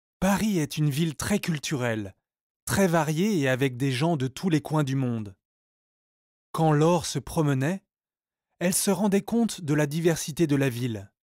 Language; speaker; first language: French; native; French